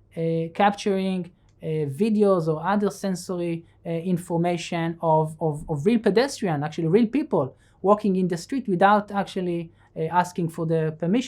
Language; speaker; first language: English; non-native, fluent; Hebrew